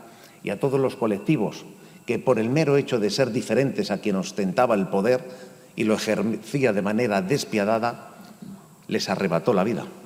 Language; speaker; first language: Spanish; native; Spanish